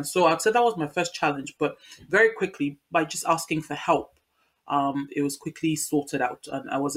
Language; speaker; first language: English; non-native, local second language; Yoruba